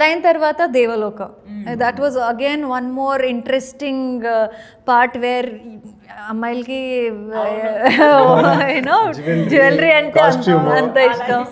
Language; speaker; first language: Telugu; non-native, learner; Kannada